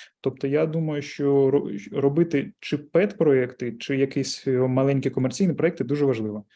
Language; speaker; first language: Ukrainian; non-native, local second language; Russian